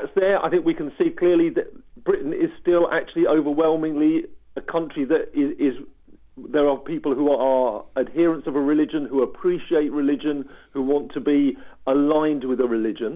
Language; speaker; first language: English; native; English